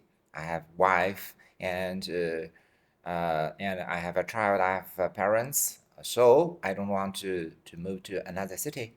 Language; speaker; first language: English; non-native, fluent; Chinese